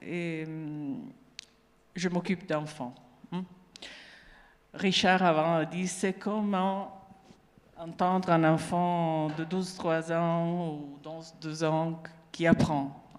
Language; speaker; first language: French; non-native, fluent; Italian